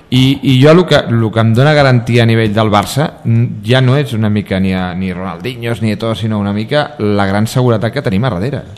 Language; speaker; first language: Catalan; native; Catalan